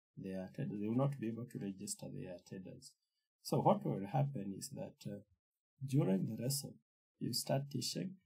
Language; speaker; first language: English; non-native, local second language; Kikuyu